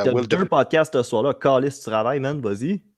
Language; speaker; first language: French; native; French